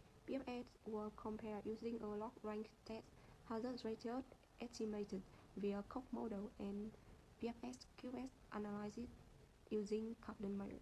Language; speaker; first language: English; non-native, learner; Vietnamese